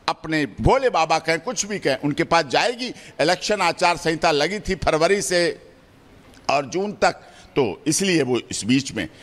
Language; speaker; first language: Hindi; native; Hindi